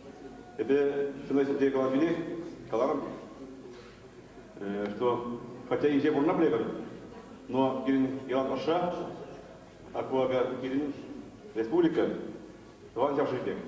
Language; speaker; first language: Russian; non-native, local second language; Chuvash